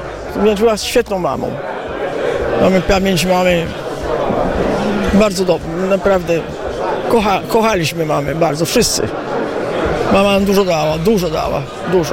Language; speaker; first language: Polish; early bilingual, heritage; Italian